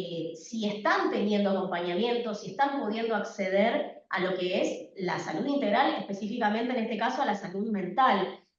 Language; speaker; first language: Spanish; native; Spanish